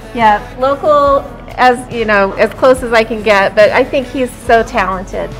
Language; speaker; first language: English; native; English